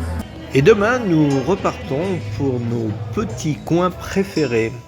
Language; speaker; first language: French; native; French